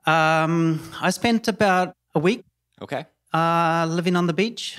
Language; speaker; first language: English; native; English